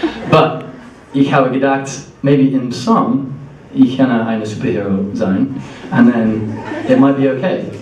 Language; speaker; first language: German; non-native, learner; English